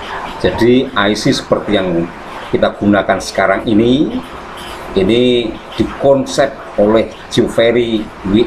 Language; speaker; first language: Indonesian; native; Indonesian